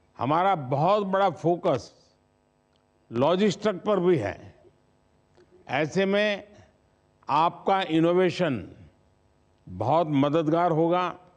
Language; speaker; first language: Hindi; non-native, local second language; Gujarati